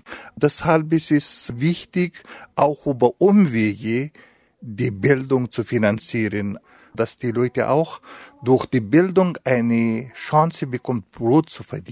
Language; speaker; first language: German; non-native, fluent; Pashto